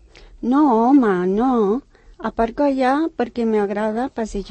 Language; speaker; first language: Catalan; non-native, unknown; Spanish